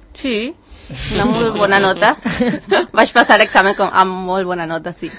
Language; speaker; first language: Catalan; non-native, learner; Spanish